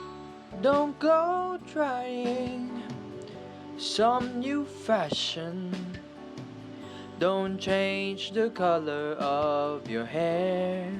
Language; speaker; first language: English; non-native, local second language; Filipino